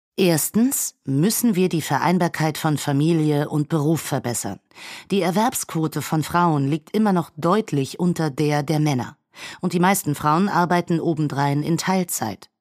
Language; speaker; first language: German; native; German